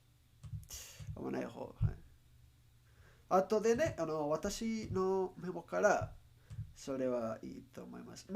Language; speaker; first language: Japanese; non-native, learner; Spanish